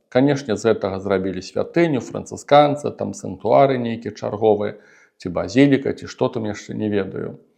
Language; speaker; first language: Belarusian; non-native, local second language; Russian